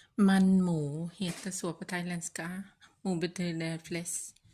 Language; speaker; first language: Swedish; non-native, learner; Thai